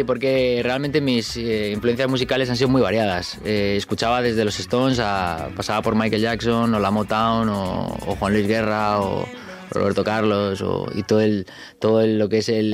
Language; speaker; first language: Spanish; native; Spanish